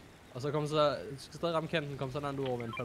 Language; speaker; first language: Danish; native; Danish